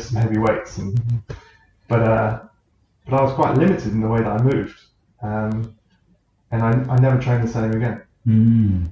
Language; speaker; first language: English; native; English